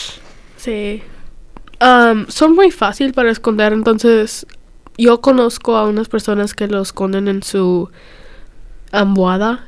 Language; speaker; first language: Spanish; early bilingual, other home language; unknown